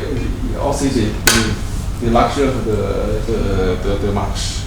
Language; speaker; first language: French; non-native, learner; Chinese